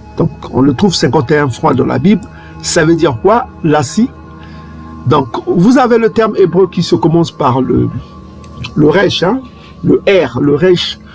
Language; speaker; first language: French; non-native, local second language; Kongo